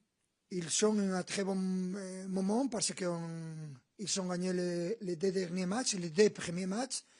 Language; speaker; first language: French; non-native, learner; Spanish